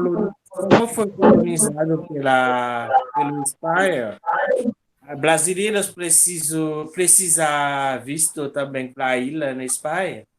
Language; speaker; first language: Portuguese; non-native, local second language; Haitian Creole